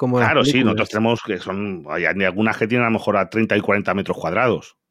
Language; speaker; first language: Spanish; native; Spanish